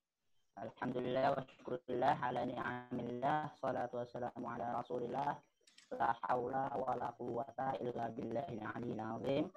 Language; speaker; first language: Arabic; non-native, learner; Indonesian